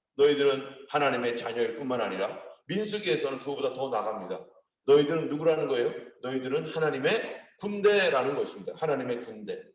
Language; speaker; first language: Korean; native; Korean